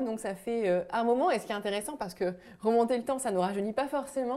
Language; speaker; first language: French; native; French